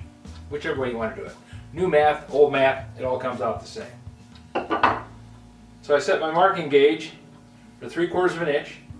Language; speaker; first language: English; native; English